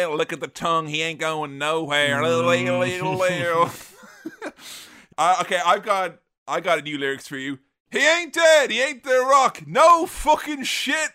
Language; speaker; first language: English; native; English